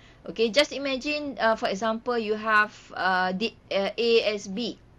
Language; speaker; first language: English; non-native, local second language; Malay